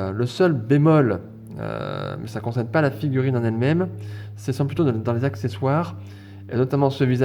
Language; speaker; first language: French; native; French